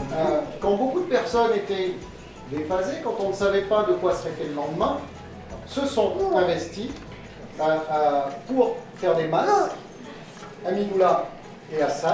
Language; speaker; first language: French; native; French